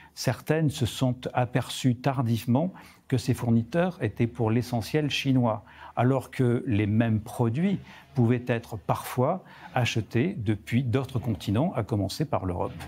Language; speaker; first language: French; native; French